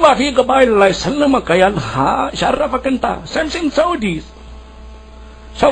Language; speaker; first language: Arabic; non-native, learner; Urdu